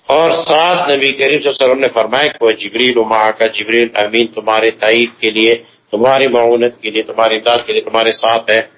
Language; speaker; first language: Urdu; non-native, local second language; Pashto